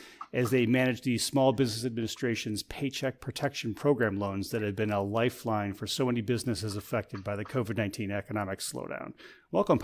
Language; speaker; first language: English; native; English